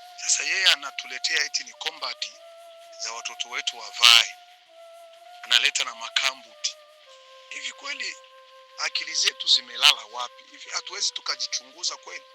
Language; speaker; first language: Swahili; native; Swahili